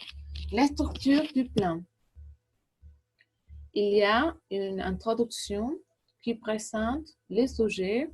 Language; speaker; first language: French; non-native, learner; Portuguese